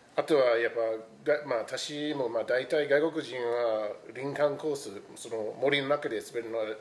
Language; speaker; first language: Japanese; non-native, fluent; English